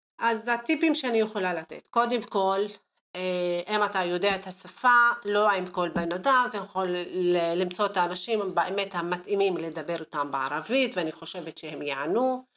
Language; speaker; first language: Hebrew; non-native, local second language; Arabic